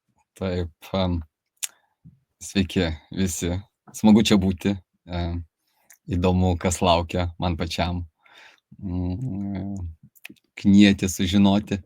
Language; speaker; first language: Lithuanian; native; Lithuanian